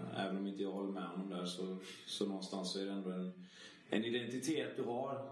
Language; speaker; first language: Swedish; native; Swedish